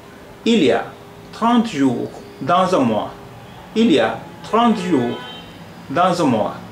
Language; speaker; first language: French; non-native, fluent; Urdu